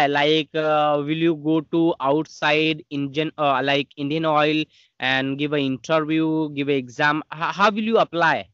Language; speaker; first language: English; non-native, learner; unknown